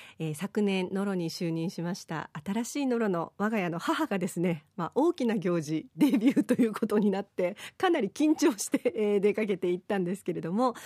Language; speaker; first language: Japanese; native; Japanese